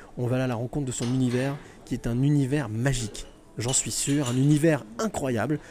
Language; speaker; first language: French; native; French